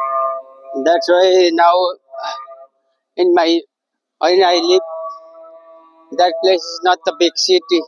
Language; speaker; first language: English; non-native, learner; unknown